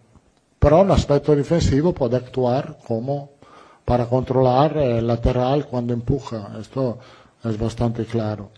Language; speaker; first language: Portuguese; non-native, learner; Italian